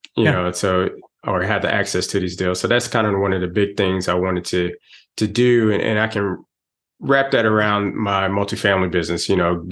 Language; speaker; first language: English; native; English